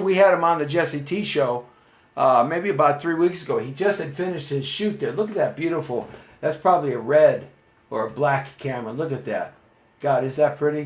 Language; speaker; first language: English; native; English